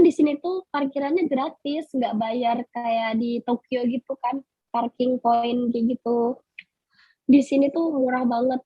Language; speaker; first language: Indonesian; native; Indonesian